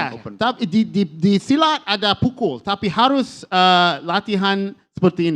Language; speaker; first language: Indonesian; non-native, learner; English